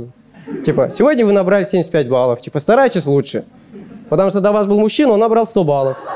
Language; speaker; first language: Russian; native; Russian